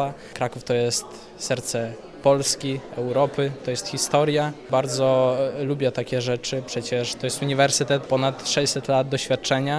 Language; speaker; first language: Polish; early bilingual, heritage; Polish